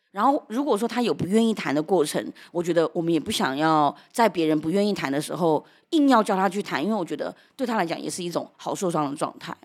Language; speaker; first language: Chinese; early bilingual, heritage; Chinese